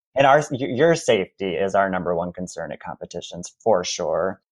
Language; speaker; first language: English; native; English